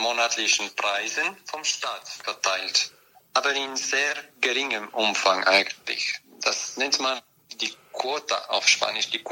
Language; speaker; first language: German; non-native, fluent; French